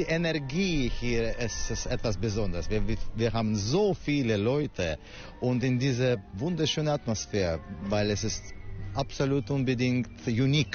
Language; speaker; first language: German; non-native, fluent; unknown